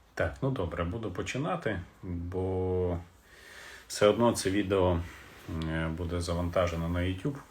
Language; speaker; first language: Ukrainian; non-native, local second language; Russian